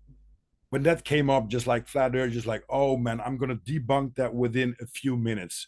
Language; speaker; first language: English; non-native, fluent; Dutch